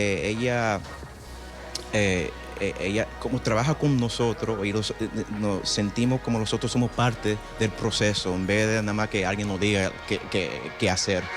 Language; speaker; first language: Spanish; early bilingual, heritage; Spanish